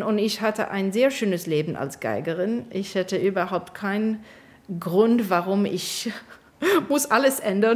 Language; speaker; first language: German; non-native, fluent; English